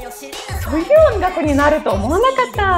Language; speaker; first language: Japanese; non-native, fluent; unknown